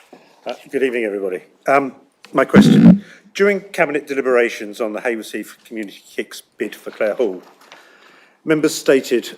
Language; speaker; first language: English; native; English